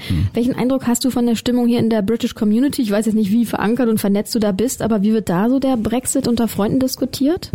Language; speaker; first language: German; native; German